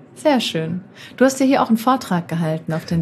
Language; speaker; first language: German; native; German